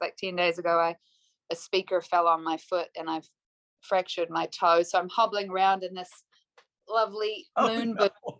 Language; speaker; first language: English; native; English